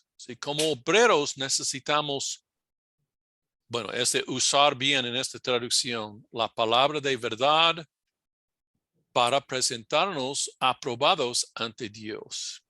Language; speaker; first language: Spanish; non-native, fluent; English